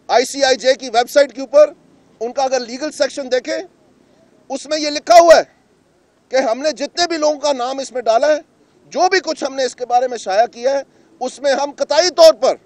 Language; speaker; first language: Urdu; non-native, local second language; Punjabi